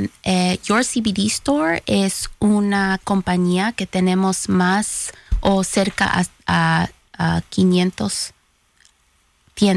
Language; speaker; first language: Spanish; early bilingual, heritage; Spanish